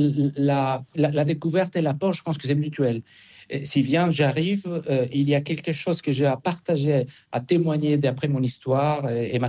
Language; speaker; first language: French; non-native, fluent; Spanish